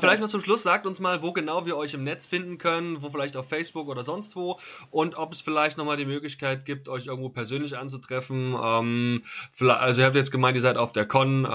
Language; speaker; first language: German; native; German